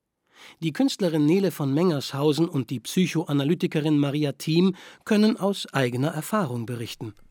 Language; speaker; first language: German; native; German